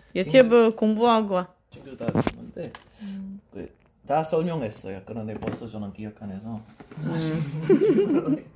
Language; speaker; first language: Korean; non-native, learner; English